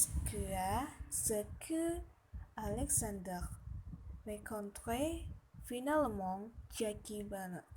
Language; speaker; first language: French; non-native, learner; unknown